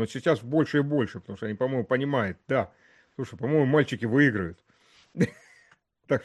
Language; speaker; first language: Russian; early bilingual, heritage; Russian